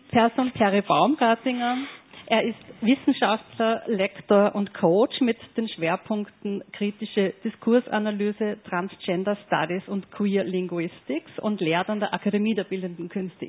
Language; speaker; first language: German; native; German